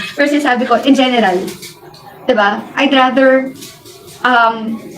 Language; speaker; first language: Filipino; non-native, local second language; Hiligaynon